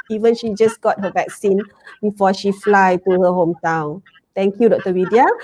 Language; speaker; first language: English; non-native, local second language; Malay